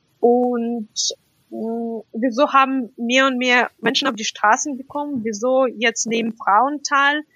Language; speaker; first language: German; non-native, fluent; Russian